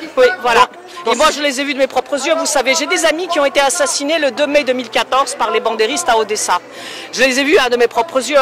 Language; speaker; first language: French; non-native, fluent; Polish